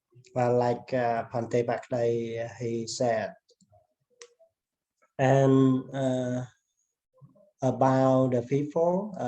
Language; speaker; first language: English; non-native, learner; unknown